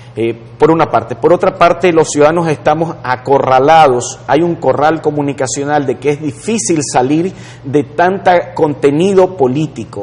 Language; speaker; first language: Spanish; native; Spanish